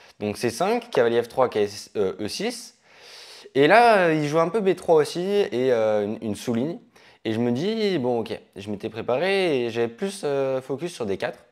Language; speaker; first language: French; native; French